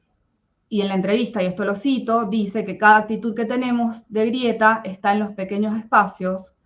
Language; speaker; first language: Spanish; native; Spanish